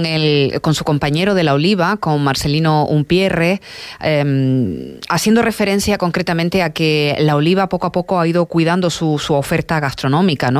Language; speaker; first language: Spanish; native; Spanish